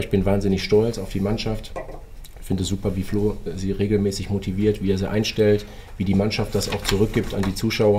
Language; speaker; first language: German; native; German